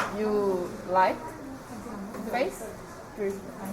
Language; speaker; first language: English; non-native, learner; Korean